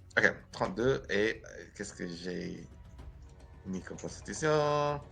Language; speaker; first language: French; non-native, learner; English